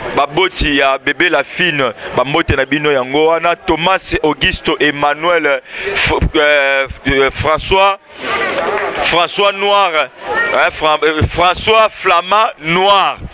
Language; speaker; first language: Lingala; native; Lingala